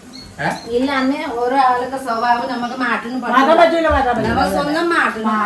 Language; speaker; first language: Malayalam; non-native, learner; Nepali